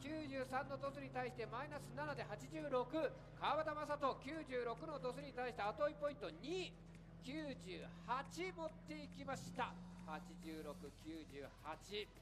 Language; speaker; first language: Japanese; native; Japanese